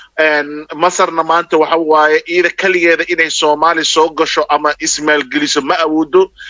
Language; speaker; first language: Somali; non-native, local second language; Maay